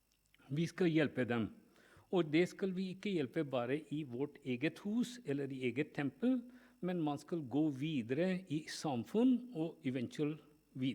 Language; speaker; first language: Norwegian; non-native, fluent; Punjabi